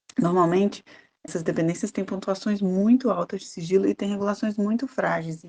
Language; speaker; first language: Portuguese; native; Portuguese